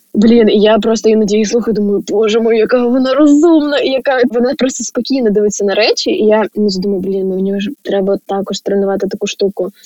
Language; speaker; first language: Ukrainian; native; Ukrainian